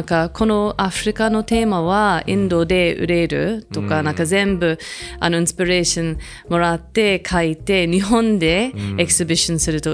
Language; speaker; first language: Japanese; non-native, fluent; English